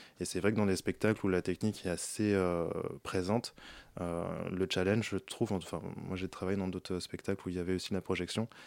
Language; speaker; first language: French; native; French